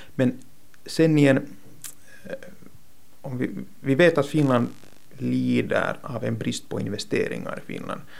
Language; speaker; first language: Swedish; native; Swedish